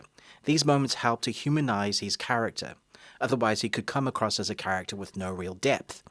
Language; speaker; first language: English; native; English